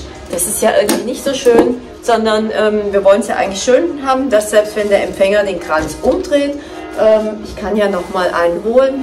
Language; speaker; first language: German; native; German